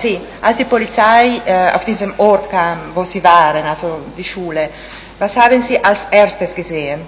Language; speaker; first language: German; non-native, learner; Italian